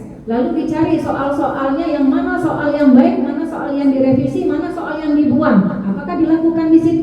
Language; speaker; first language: Indonesian; native; Indonesian